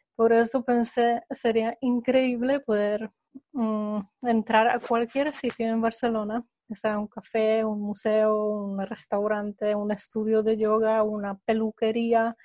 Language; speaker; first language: Spanish; non-native, fluent; Polish